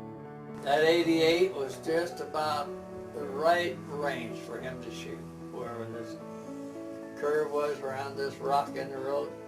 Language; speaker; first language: English; native; English